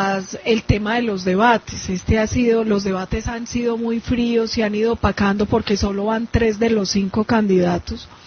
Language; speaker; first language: Spanish; native; Spanish